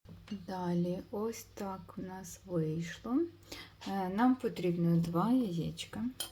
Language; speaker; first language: Ukrainian; non-native, local second language; Russian